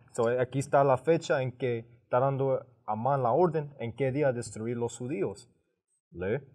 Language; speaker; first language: Spanish; early bilingual, heritage; Spanish